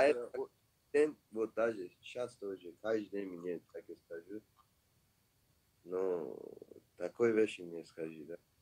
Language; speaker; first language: Russian; non-native, learner; Persian